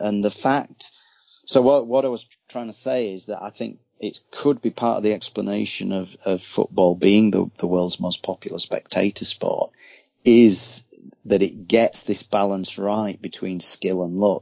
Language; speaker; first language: English; native; English